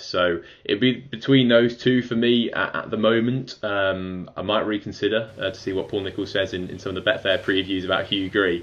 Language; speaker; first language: English; native; English